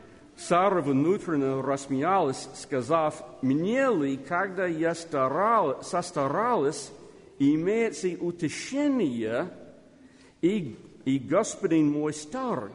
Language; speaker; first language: Russian; non-native, learner; English